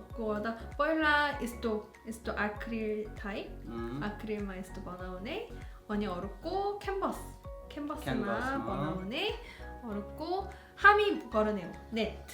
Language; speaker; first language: Nepali; non-native, learner; Korean